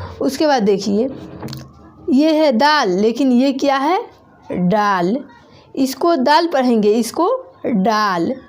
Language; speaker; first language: Hindi; native; Hindi